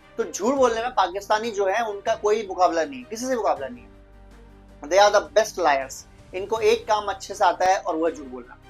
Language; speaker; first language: Hindi; native; Hindi